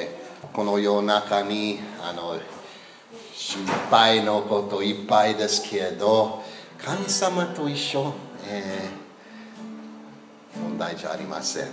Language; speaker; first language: Japanese; non-native, learner; English